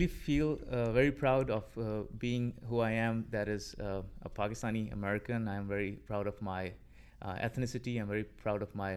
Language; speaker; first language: English; non-native, local second language; Punjabi